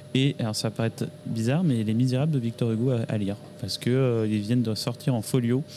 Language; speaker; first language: French; native; French